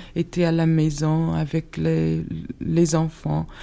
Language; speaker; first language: French; non-native, fluent; English